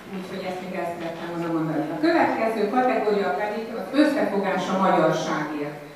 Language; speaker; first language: Hungarian; native; Hungarian